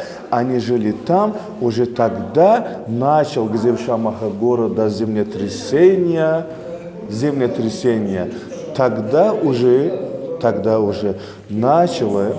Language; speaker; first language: Russian; non-native, local second language; Azerbaijani